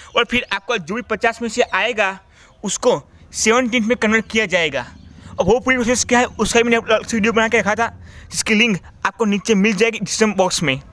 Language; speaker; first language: Hindi; non-native, local second language; Gujarati